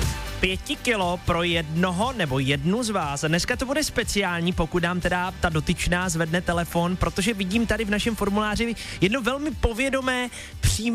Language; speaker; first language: Czech; native; Czech